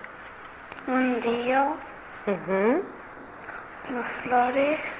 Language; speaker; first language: Spanish; non-native, learner; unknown